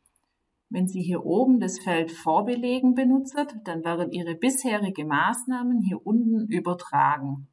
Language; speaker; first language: German; native; German